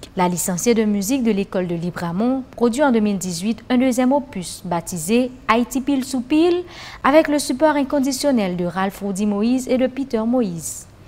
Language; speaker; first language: French; non-native, local second language; Haitian Creole